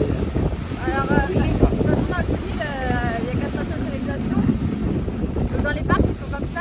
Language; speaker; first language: French; native; French